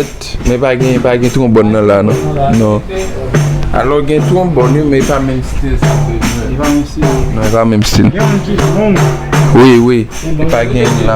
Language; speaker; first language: French; non-native, learner; Haitian Creole